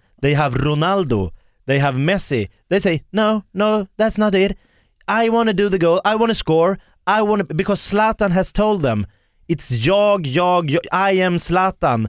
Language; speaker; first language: English; non-native, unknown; Swedish